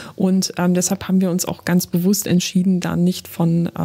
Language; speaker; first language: German; non-native, fluent; Polish